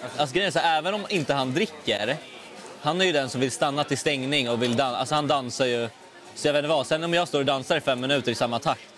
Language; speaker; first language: Swedish; native; Swedish